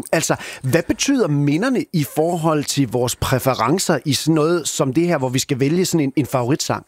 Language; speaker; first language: Danish; native; Danish